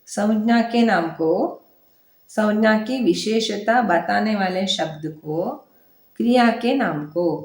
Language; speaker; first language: Hindi; non-native, local second language; Kannada